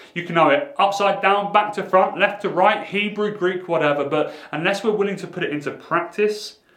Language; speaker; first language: English; native; English